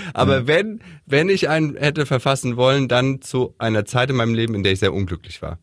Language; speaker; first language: German; native; German